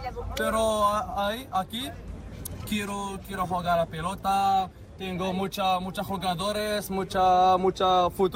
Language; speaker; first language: Spanish; non-native, learner; Arabic